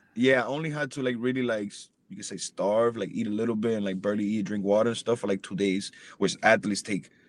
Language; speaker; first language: English; early bilingual, other home language; Spanish